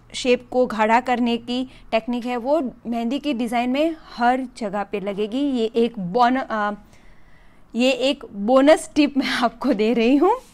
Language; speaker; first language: Hindi; non-native, local second language; Gujarati